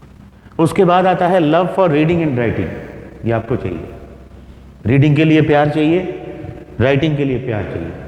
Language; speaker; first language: Hindi; native; Hindi